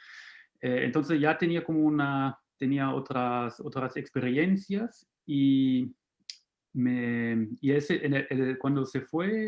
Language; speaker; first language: Spanish; non-native, fluent; German